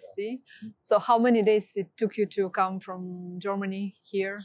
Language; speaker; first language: English; non-native, fluent; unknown